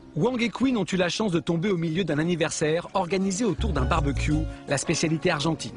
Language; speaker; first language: French; native; French